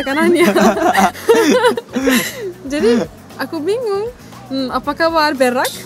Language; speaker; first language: Indonesian; non-native, fluent; Turkish